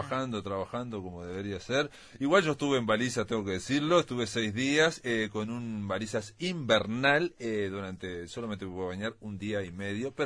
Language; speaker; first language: Spanish; native; Spanish